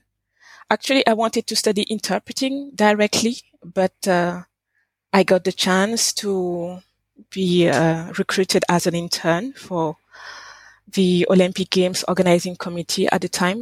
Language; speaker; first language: English; non-native, fluent; French